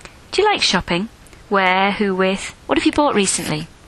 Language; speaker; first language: English; native; English